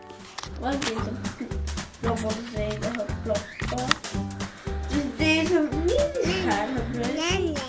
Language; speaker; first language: Dutch; non-native, learner; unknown